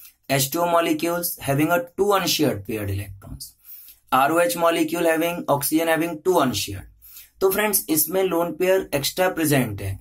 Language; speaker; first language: English; non-native, local second language; Hindi